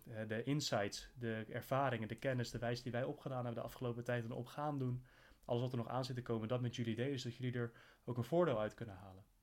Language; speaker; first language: Dutch; native; Dutch